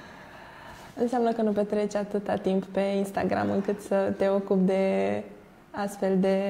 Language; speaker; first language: Romanian; native; Romanian